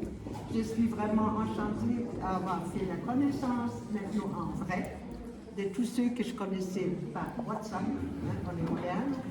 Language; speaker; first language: French; non-native, fluent; German